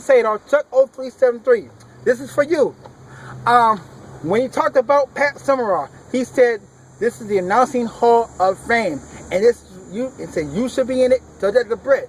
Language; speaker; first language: English; native; English